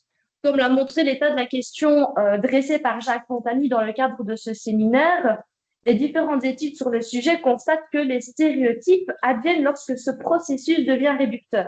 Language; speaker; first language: French; native; French